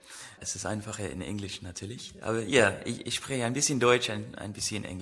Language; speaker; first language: German; non-native, learner; English